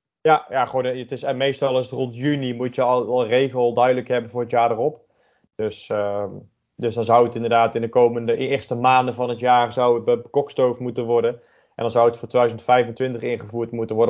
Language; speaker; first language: Dutch; native; Dutch